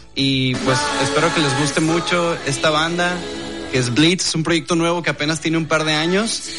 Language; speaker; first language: Spanish; native; Spanish